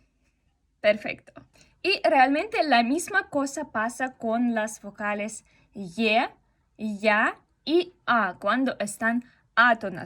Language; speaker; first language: Spanish; non-native, fluent; Russian